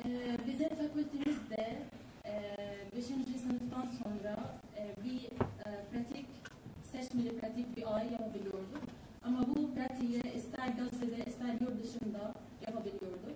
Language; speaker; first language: Turkish; non-native, learner; Arabic